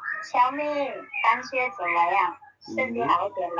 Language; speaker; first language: Chinese; non-native, learner; Indonesian